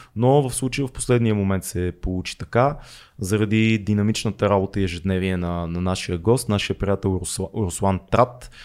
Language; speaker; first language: Bulgarian; native; Bulgarian